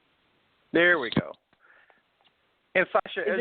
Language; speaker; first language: English; native; English